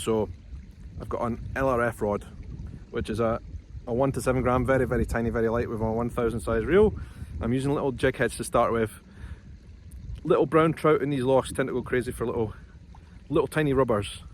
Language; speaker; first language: English; native; English